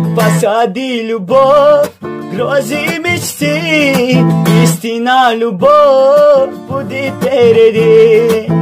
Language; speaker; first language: Russian; non-native, learner; Tajik